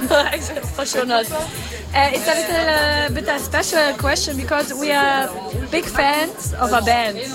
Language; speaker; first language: English; non-native, learner; German